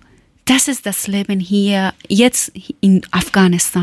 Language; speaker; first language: German; non-native, learner; Persian